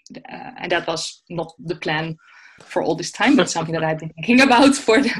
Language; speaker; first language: English; non-native, fluent; Dutch